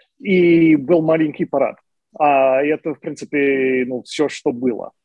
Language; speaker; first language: Russian; non-native, fluent; English